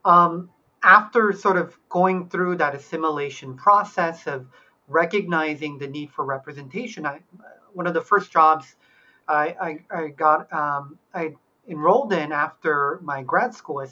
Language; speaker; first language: English; early bilingual, other home language; Korean